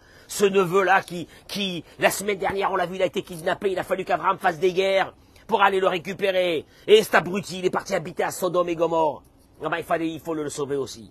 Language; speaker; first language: French; native; French